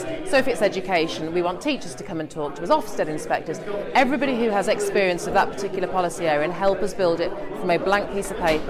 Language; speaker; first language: English; native; English